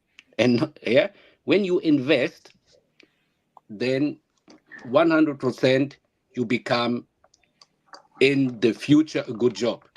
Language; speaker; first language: English; non-native, learner; German